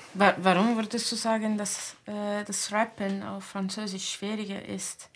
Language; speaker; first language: German; non-native, fluent; Italian